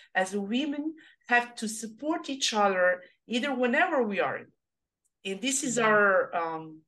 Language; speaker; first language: English; non-native, learner; Serbian